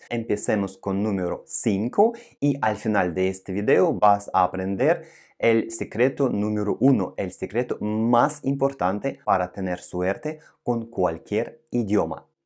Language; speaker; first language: Spanish; non-native, fluent; Russian